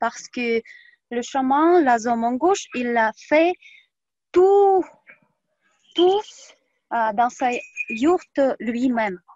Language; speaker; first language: French; non-native, fluent; Tuvinian